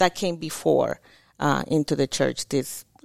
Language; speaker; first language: English; non-native, fluent; Spanish